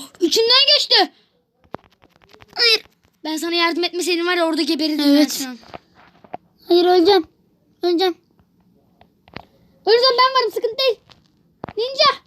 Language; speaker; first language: Turkish; native; Turkish